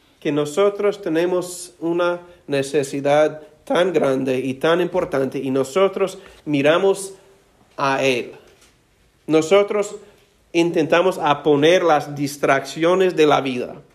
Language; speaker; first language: Spanish; non-native, fluent; English